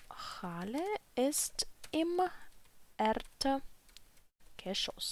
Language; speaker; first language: German; non-native, fluent; Ukrainian